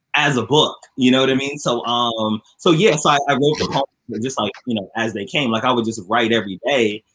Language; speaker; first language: English; native; English